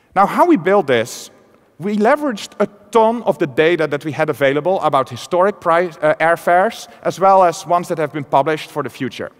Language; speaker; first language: English; non-native, fluent; Dutch